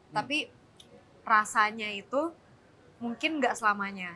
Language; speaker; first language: Indonesian; early bilingual, heritage; Indonesian